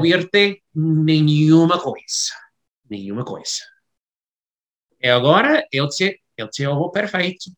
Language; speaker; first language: Portuguese; non-native, learner; English